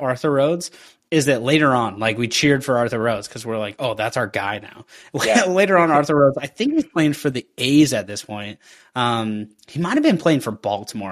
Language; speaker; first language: English; native; English